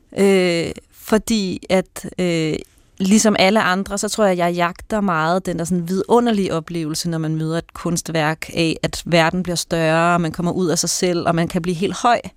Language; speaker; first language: Danish; native; Danish